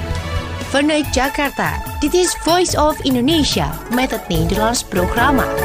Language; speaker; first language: Dutch; non-native, fluent; Indonesian